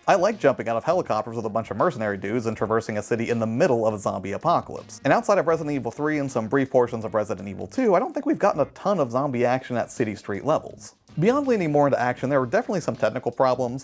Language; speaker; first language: English; native; English